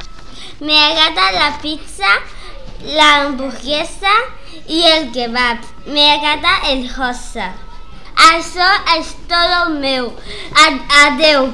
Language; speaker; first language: Catalan; non-native, learner; Portuguese